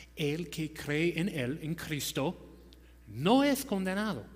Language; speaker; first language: Spanish; non-native, fluent; English